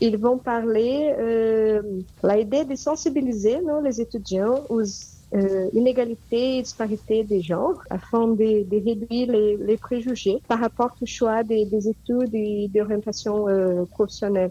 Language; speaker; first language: French; non-native, fluent; Portuguese